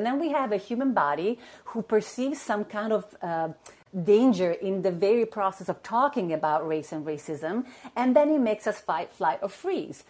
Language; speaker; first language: English; non-native, fluent; Italian